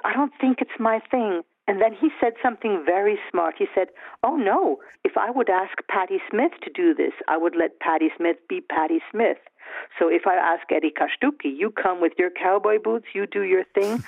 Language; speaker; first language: English; early bilingual, other home language; German